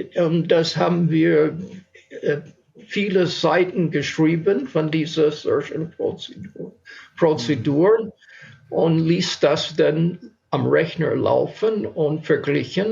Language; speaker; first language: German; non-native, fluent; English